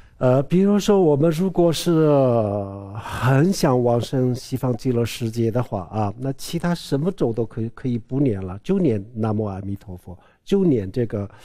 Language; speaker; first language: Chinese; non-native, local second language; Tibetan